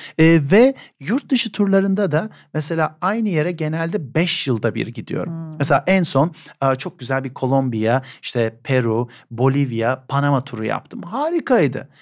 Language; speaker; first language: Turkish; native; Turkish